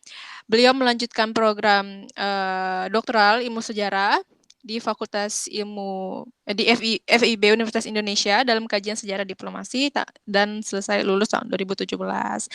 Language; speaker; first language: Indonesian; native; Indonesian